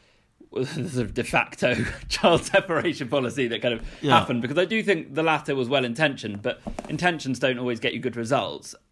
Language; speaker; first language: English; native; English